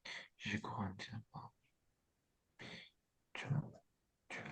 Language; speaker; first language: French; non-native, learner; Azerbaijani